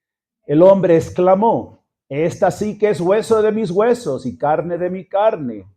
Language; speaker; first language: Spanish; native; Spanish